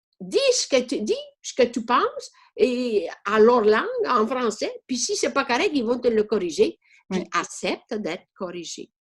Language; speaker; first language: French; non-native, fluent; Italian